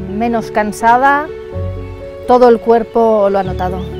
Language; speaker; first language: Spanish; native; Spanish